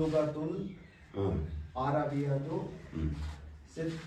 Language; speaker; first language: Arabic; non-native, learner; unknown